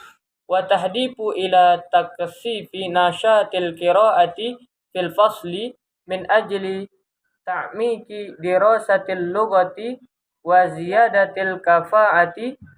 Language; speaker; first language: Arabic; non-native, learner; Indonesian